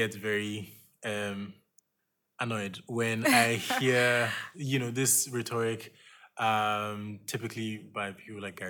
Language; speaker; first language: English; non-native, local second language; Yoruba